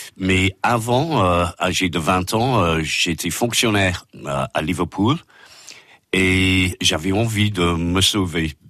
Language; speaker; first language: French; non-native, fluent; English